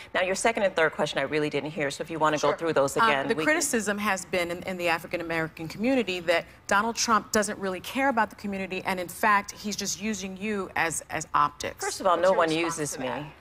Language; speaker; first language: English; native; English